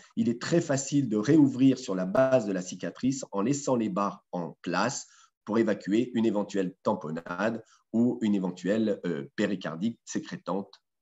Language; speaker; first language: French; native; French